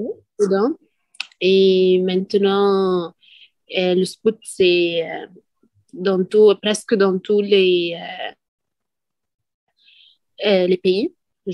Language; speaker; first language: French; non-native, learner; Arabic